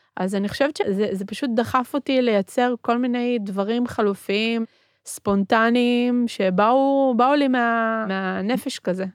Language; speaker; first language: Hebrew; early bilingual, other home language; Spanish